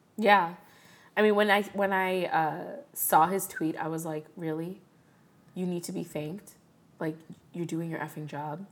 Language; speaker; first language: English; early bilingual, other home language; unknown